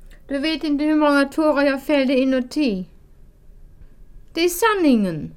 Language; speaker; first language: Swedish; non-native, fluent; German